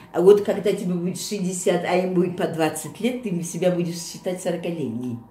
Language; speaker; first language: Russian; non-native, local second language; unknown